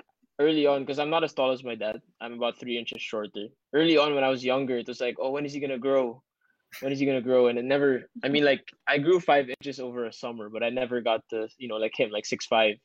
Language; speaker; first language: English; native; English